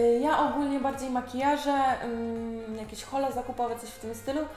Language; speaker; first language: Polish; native; Polish